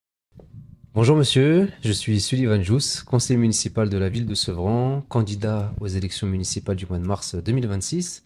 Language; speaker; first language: French; native; French